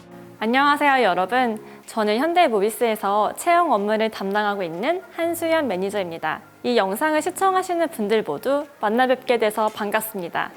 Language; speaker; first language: Korean; native; Korean